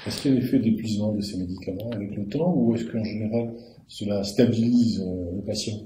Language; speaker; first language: French; native; French